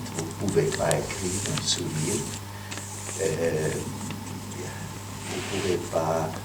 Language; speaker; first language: French; non-native, fluent; Hungarian